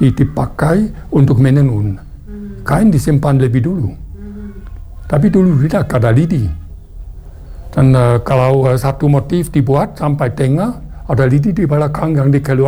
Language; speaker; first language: Indonesian; non-native, fluent; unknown